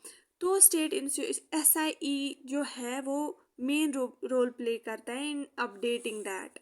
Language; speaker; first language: Hindi; native; Hindi